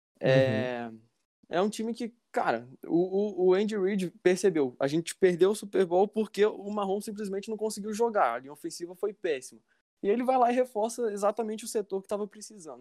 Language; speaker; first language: Portuguese; native; Portuguese